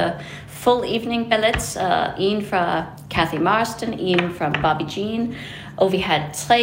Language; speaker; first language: Danish; non-native, fluent; English